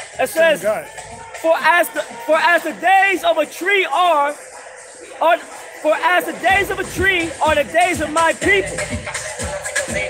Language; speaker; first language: English; native; English